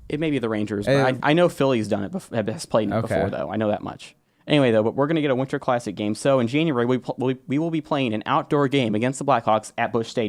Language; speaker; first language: English; native; English